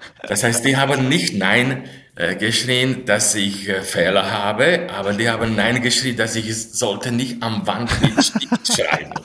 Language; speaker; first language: German; non-native, fluent; Slovak